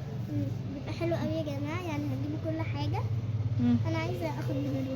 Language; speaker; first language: Arabic; native; Arabic